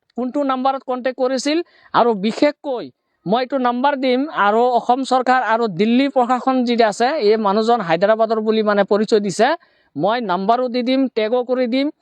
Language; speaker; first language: Assamese; non-native, local second language; Bangla